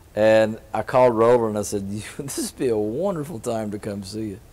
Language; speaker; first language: English; native; English